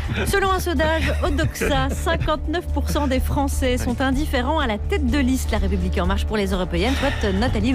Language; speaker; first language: French; native; French